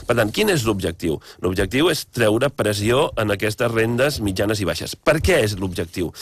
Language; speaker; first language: Catalan; native; Catalan